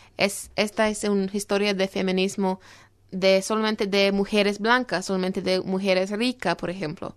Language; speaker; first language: Spanish; non-native, fluent; English